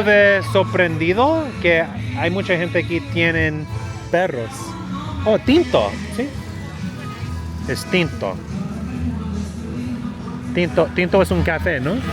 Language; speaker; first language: Spanish; non-native, learner; English